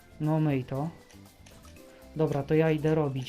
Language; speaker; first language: Polish; native; Polish